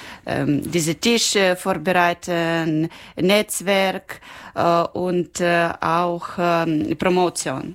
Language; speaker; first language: German; non-native, learner; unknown